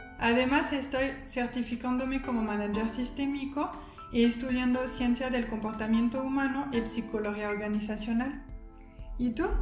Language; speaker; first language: Spanish; non-native, fluent; French